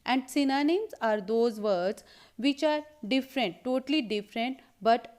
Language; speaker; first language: English; non-native, local second language; Punjabi